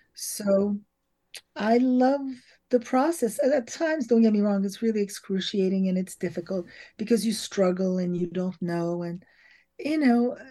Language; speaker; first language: English; early bilingual, other home language; French